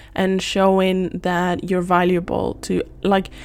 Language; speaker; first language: English; non-native, fluent; Spanish